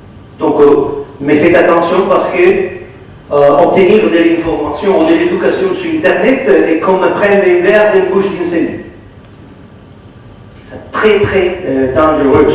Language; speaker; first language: French; non-native, fluent; Catalan